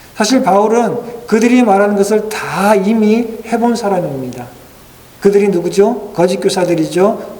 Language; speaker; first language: Korean; native; Korean